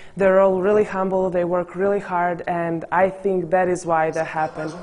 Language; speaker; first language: English; non-native, fluent; Croatian